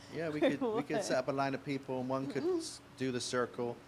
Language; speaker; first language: English; native; English